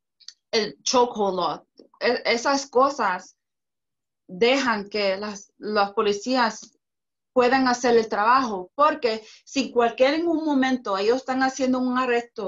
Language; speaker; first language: Spanish; early bilingual, heritage; Spanish